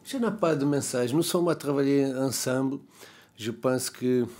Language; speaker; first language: French; non-native, learner; Portuguese